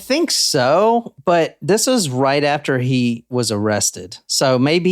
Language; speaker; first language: English; native; English